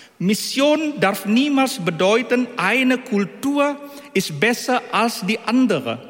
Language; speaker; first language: German; non-native, fluent; Indonesian